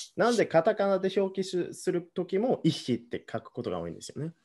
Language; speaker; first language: Japanese; non-native, fluent; German